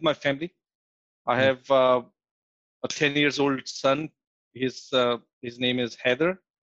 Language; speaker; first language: English; non-native, local second language; Urdu